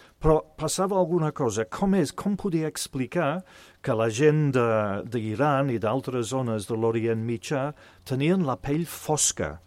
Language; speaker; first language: Catalan; non-native, fluent; English